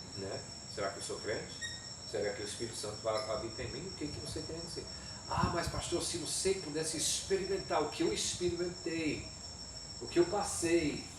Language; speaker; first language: Portuguese; non-native, fluent; English